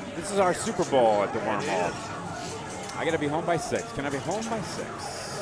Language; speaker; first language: English; native; English